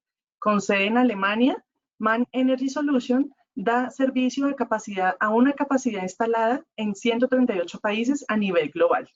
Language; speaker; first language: Spanish; native; Spanish